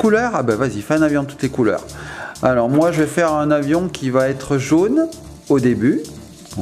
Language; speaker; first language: French; native; French